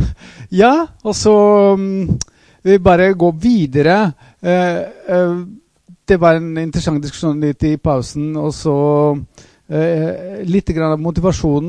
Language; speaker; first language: Norwegian; non-native, fluent; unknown